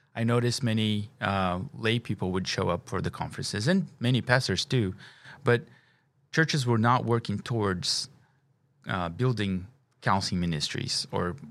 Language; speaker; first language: English; non-native, fluent; Portuguese